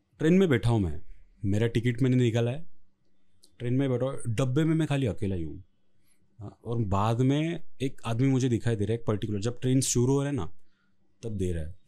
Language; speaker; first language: Hindi; non-native, local second language; Marathi